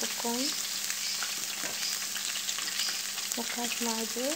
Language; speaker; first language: Arabic; non-native, local second language; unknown